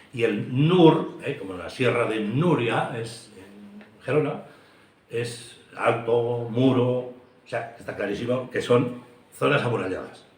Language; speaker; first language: Spanish; native; Spanish